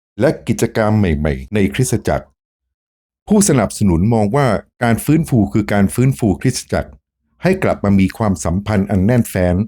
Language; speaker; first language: Thai; native; Thai